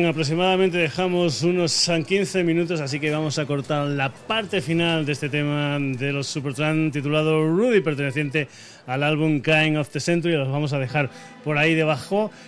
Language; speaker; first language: Spanish; native; Spanish